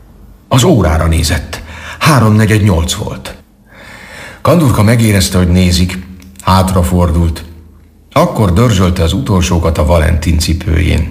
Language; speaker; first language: Hungarian; native; Hungarian